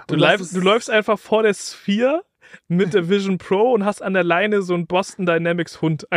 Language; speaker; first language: German; native; German